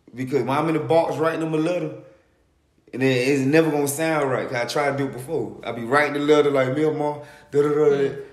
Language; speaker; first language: English; native; English